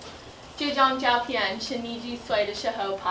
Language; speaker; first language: Chinese; non-native, learner; English